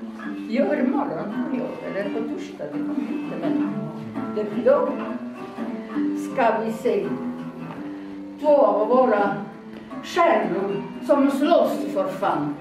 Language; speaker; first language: Swedish; non-native, fluent; Italian